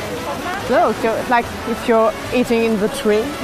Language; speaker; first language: English; non-native, fluent; French